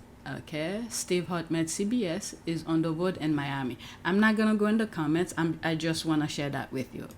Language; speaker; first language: English; native; English